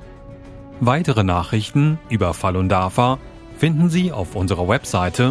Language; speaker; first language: German; native; German